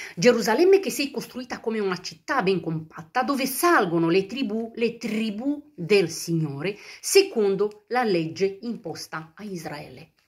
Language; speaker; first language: Italian; non-native, fluent; Romanian